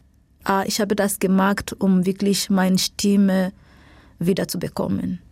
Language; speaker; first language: German; non-native, learner; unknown